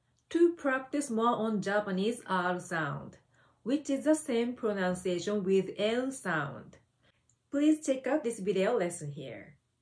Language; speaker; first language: English; non-native, fluent; Japanese